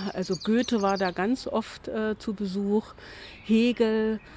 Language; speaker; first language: German; native; German